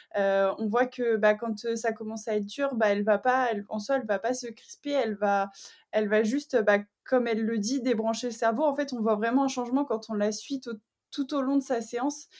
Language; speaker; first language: French; native; French